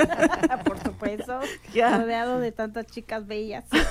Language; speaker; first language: Spanish; native; Spanish